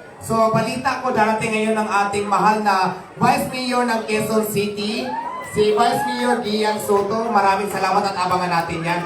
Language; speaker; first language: Filipino; native; Filipino